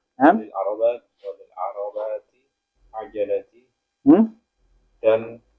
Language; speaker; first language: Arabic; non-native, learner; Indonesian